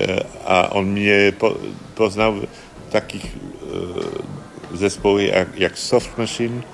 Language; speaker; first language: Polish; non-native, fluent; French